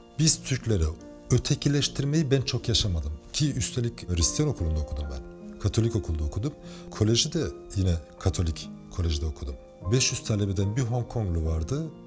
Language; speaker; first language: Turkish; early bilingual, heritage; Turkish